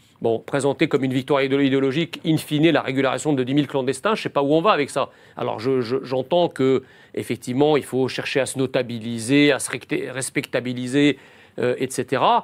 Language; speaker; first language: French; early bilingual, other home language; Arabic